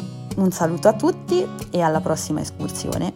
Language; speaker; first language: Italian; native; Italian